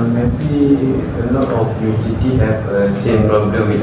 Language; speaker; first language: English; non-native, learner; Malay